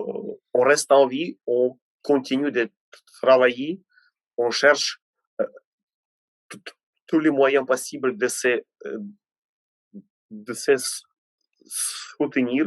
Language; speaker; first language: French; non-native, fluent; Ukrainian